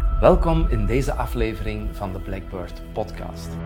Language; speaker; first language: Dutch; native; Dutch